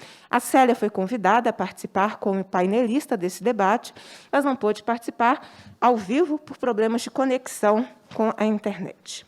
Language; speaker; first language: Portuguese; native; Portuguese